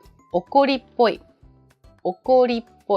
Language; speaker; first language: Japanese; native; Japanese